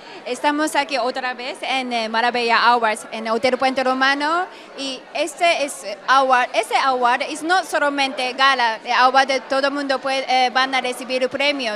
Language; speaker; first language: Spanish; non-native, learner; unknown